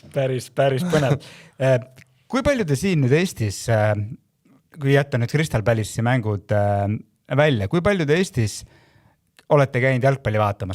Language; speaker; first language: Estonian; native; Estonian